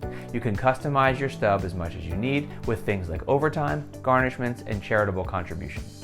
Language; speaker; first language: English; native; English